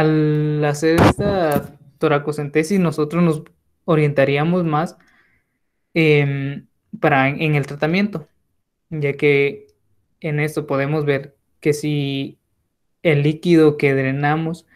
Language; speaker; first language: Spanish; native; Spanish